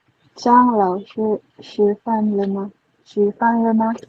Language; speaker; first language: Chinese; non-native, learner; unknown